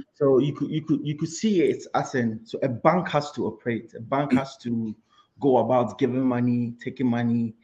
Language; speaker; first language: English; non-native, local second language; Akan